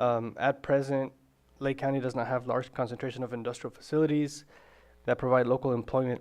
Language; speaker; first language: English; native; English